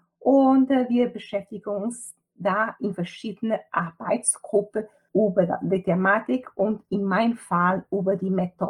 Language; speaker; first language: German; non-native, fluent; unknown